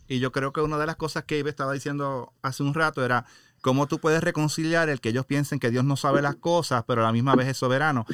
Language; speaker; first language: Spanish; native; Spanish